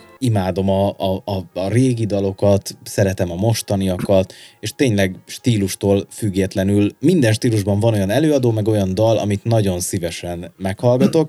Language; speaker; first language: Hungarian; native; Hungarian